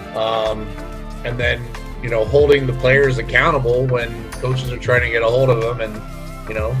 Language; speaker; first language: English; early bilingual, other home language; Arabic